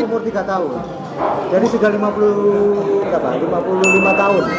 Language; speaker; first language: Indonesian; native; Indonesian